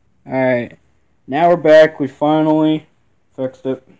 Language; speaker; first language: English; native; English